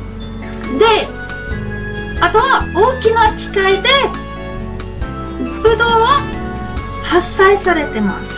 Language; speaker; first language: Japanese; non-native, learner; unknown